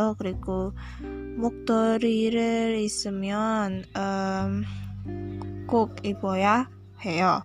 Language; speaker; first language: Korean; non-native, learner; Indonesian